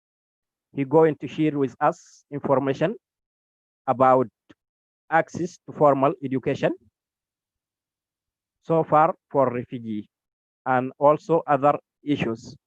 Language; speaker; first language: English; non-native, learner; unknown